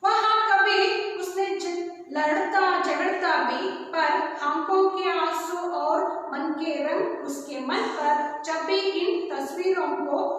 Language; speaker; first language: Hindi; non-native, local second language; Kannada